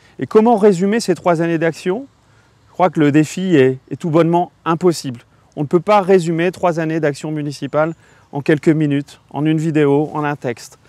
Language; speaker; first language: French; native; French